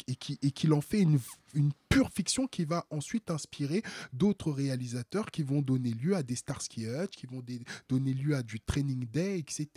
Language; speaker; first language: French; early bilingual, other home language; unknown